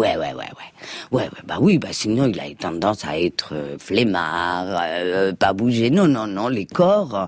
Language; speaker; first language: French; non-native, fluent; Spanish